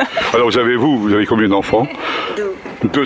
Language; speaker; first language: French; native; French